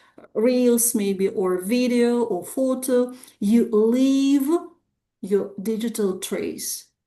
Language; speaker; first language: English; non-native, fluent; Russian